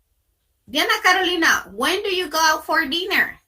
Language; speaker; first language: English; non-native, fluent; Spanish